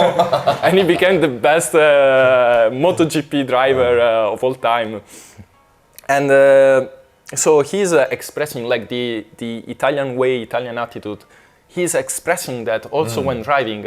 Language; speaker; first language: English; non-native, fluent; Italian